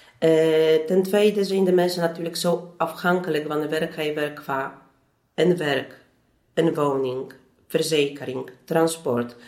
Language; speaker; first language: Dutch; non-native, fluent; Polish